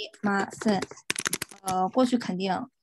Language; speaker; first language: Japanese; non-native, fluent; Chinese